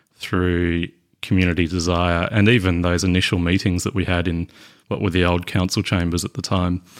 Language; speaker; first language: English; native; English